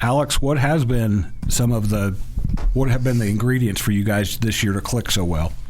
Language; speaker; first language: English; native; English